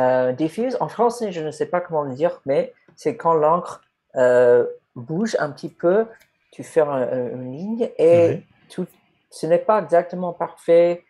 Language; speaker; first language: French; non-native, fluent; English